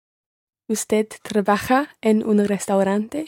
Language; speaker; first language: Spanish; non-native, learner; English